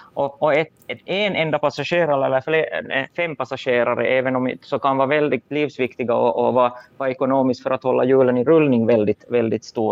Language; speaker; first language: Swedish; native; Swedish